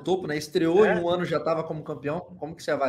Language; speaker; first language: Portuguese; native; Portuguese